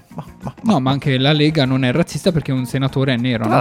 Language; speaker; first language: Italian; native; Italian